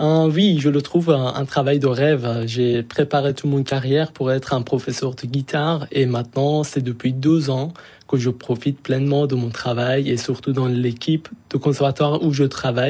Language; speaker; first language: French; non-native, fluent; Persian